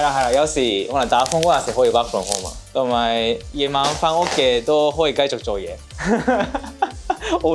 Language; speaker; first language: Cantonese; non-native, fluent; Japanese